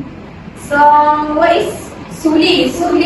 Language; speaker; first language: English; non-native, local second language; Malay